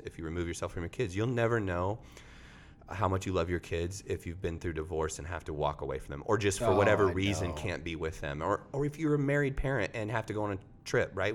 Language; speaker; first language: English; native; English